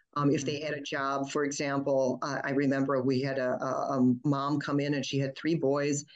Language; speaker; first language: English; early bilingual, other home language; German